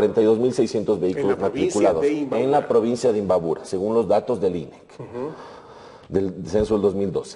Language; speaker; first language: Spanish; native; Spanish